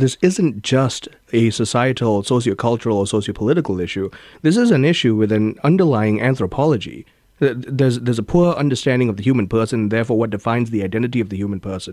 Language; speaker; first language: English; non-native, local second language; Tamil